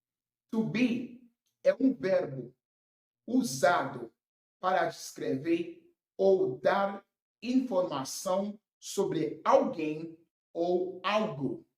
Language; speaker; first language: Portuguese; non-native, fluent; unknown